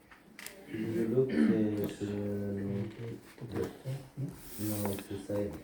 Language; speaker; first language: French; non-native, learner; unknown